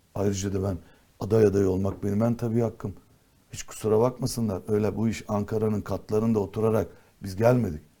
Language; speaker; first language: Turkish; non-native, local second language; Kurdish